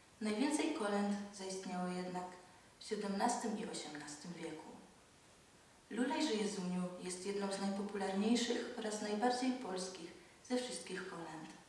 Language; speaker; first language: Polish; native; Polish